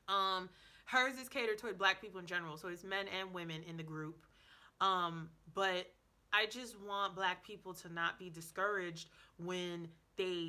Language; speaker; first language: English; native; English